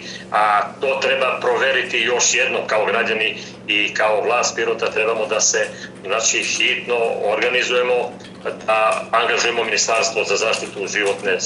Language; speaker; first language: Serbian; native; Serbian